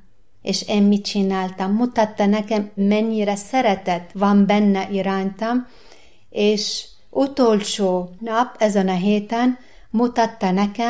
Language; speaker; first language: Hungarian; non-native, learner; Arabic